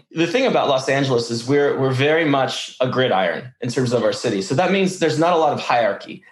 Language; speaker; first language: English; early bilingual, other home language; Russian